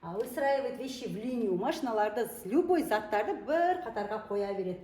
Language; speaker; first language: Russian; non-native, local second language; Kazakh